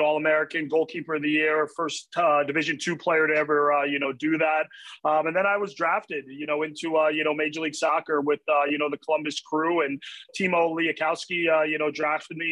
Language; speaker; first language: English; native; English